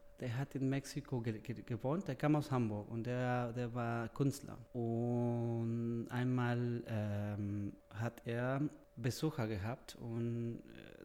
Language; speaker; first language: German; non-native, fluent; Spanish